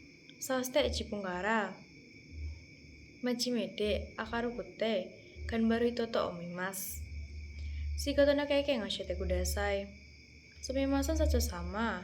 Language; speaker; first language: Japanese; non-native, learner; Indonesian